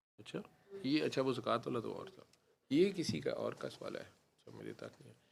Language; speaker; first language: Urdu; non-native, local second language; Punjabi